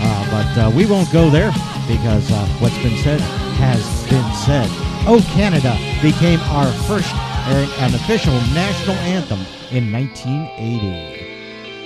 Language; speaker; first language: English; native; English